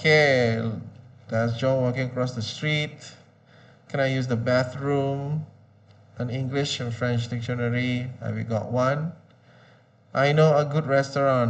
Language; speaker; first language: English; non-native, fluent; Indonesian